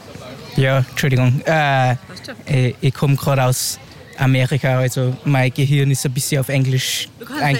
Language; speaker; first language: German; early bilingual, heritage; German